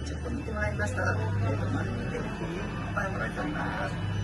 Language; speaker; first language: Japanese; native; Japanese